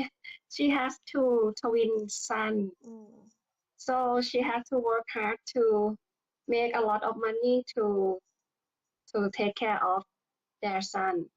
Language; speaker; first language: English; non-native, learner; Thai